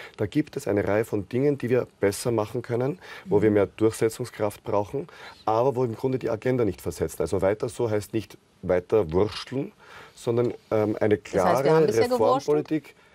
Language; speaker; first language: German; native; German